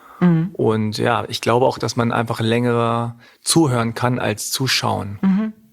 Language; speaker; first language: German; native; German